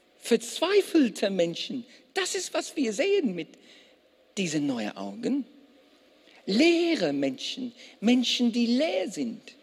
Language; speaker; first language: German; non-native, fluent; English